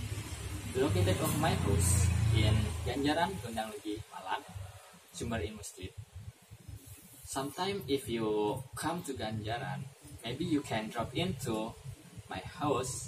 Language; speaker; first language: English; non-native, learner; Indonesian